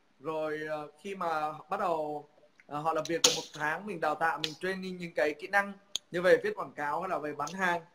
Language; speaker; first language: Vietnamese; native; Vietnamese